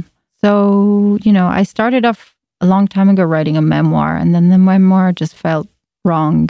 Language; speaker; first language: English; non-native, fluent; Italian